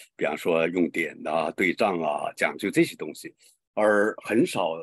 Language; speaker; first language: Chinese; native; Chinese